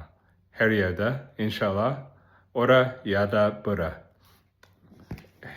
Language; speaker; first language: Turkish; non-native, learner; Azerbaijani